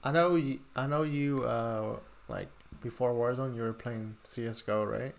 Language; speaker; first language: English; early bilingual, other home language; Spanish